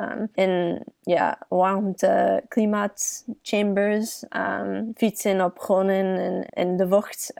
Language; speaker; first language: Dutch; early bilingual, heritage; English